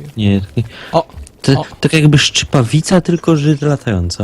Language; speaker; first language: Polish; native; Polish